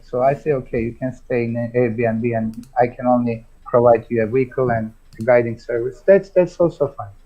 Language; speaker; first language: English; non-native, fluent; Turkish